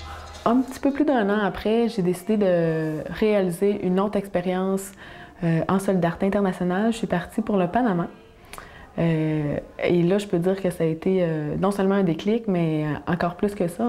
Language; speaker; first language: French; native; French